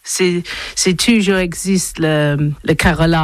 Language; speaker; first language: French; non-native, learner; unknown